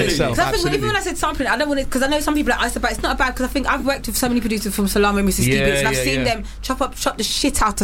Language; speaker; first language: English; native; English